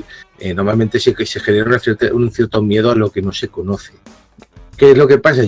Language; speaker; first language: Spanish; native; Spanish